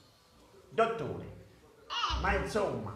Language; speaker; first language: Italian; native; Italian